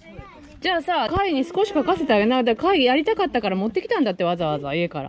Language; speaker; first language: Japanese; early bilingual, heritage; Japanese